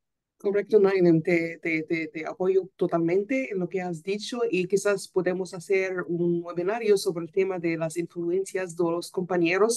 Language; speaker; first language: Spanish; non-native, fluent; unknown